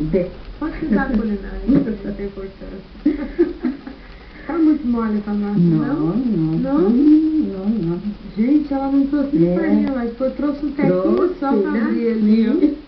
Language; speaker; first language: Portuguese; native; Portuguese